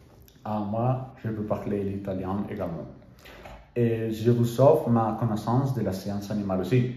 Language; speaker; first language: French; non-native, learner; Spanish